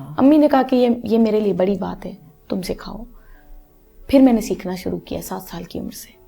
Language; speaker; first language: Urdu; non-native, local second language; Punjabi